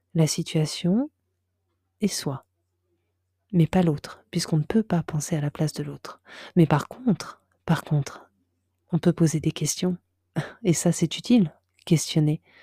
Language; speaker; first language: French; native; French